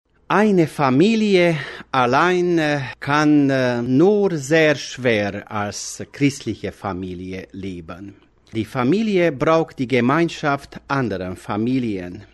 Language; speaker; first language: German; non-native, fluent; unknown